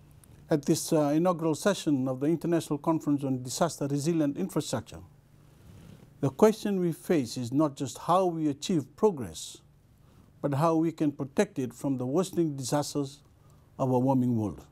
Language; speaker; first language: English; non-native, local second language; Fijian